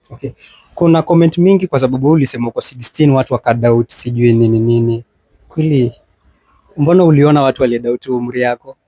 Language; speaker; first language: Swahili; native; Swahili